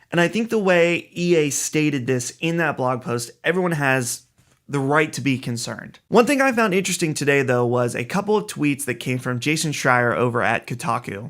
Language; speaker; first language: English; native; English